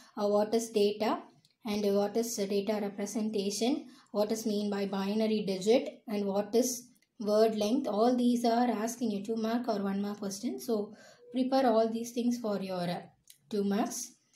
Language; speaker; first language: English; non-native, local second language; Tamil